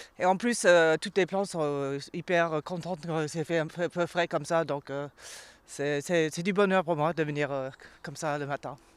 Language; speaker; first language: French; non-native, fluent; English